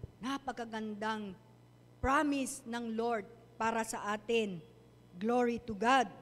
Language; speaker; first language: Filipino; non-native, local second language; Chavacano